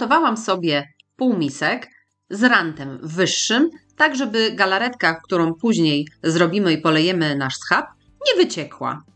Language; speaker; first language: Polish; native; Polish